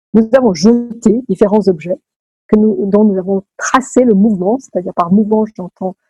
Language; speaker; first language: French; native; French